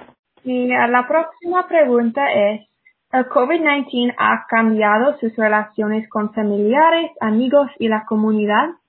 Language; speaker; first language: Spanish; non-native, fluent; English